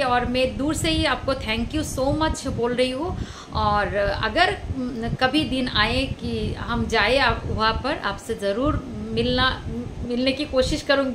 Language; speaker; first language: Hindi; non-native, local second language; Bangla